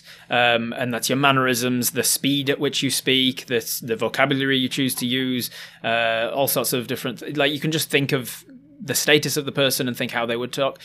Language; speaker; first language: English; native; English